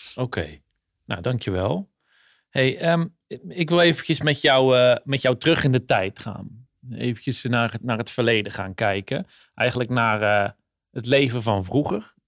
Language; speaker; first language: Dutch; native; Dutch